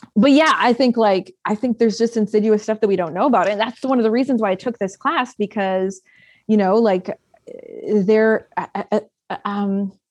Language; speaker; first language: English; native; English